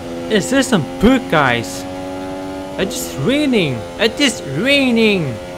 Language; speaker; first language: English; non-native, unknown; Dutch